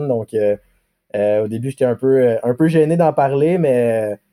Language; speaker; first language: French; native; French